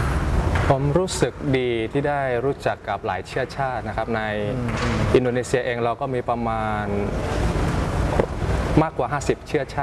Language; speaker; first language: Thai; early bilingual, other home language; Indonesian